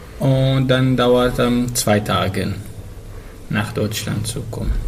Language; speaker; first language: German; non-native, learner; Arabic